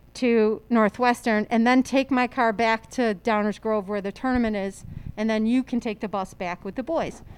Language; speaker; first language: English; native; English